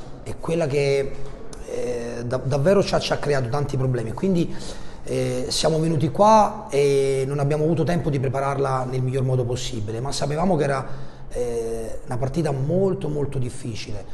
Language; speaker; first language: Italian; native; Italian